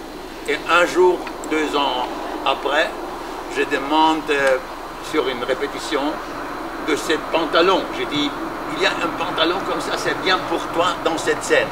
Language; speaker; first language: French; non-native, learner; German